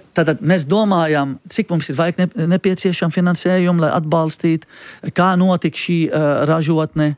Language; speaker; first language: Latvian; non-native, fluent; Arabic